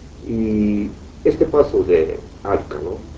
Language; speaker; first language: Spanish; non-native, fluent; Japanese